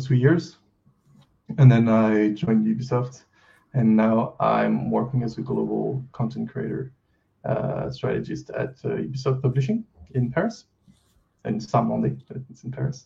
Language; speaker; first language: English; non-native, fluent; French